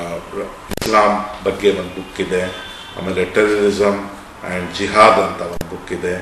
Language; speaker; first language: Kannada; non-native, local second language; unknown